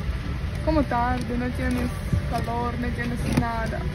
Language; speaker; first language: Spanish; non-native, learner; Russian